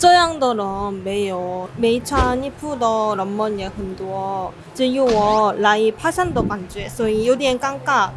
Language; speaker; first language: Chinese; non-native, fluent; Korean